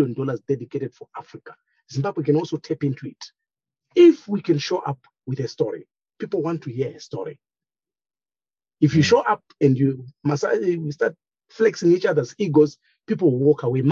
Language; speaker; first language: English; non-native, local second language; Shona